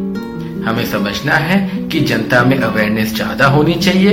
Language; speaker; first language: Hindi; native; Hindi